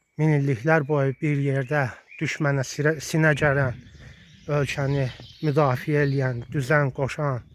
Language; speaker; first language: Azerbaijani; native; Azerbaijani